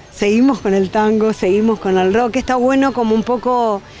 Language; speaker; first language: Spanish; native; Spanish